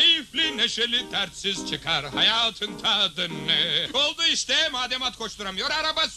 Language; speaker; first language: Turkish; native; Turkish